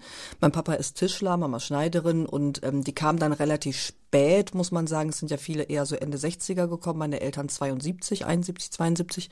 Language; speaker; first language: German; early bilingual, other home language; Turkish